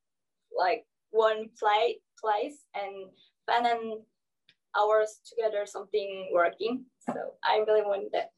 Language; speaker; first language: English; non-native, learner; Korean